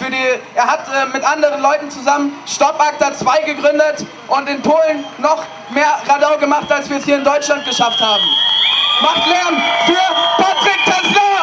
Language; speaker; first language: German; native; German